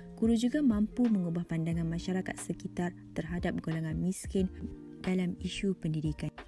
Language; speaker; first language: Malay; native; Malay